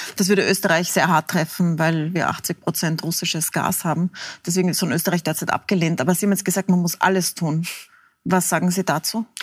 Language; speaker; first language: German; native; German